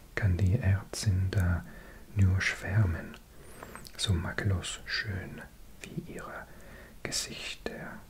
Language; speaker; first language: German; non-native, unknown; English